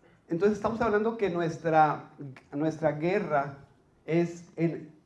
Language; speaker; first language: Spanish; native; Spanish